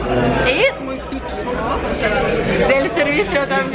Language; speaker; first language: Spanish; non-native, learner; Russian